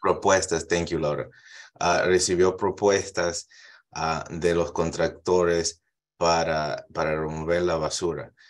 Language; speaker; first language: Spanish; early bilingual, heritage; Spanish